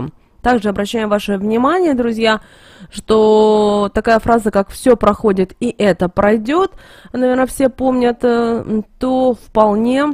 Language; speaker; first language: Russian; native; Russian